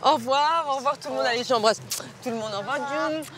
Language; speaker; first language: French; native; French